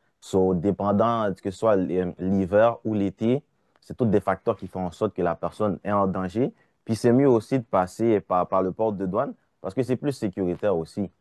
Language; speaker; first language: French; non-native, local second language; Haitian Creole